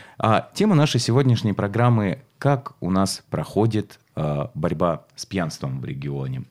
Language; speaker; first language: Russian; native; Russian